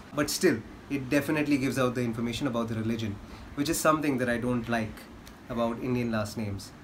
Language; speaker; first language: English; non-native, local second language; Hindi